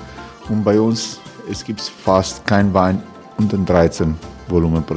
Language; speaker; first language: German; non-native, fluent; Croatian